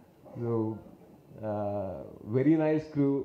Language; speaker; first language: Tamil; non-native, learner; Malayalam